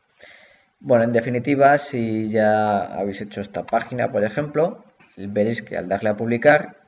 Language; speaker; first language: Spanish; native; Spanish